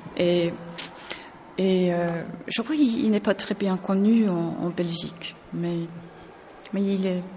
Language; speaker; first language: French; non-native, fluent; English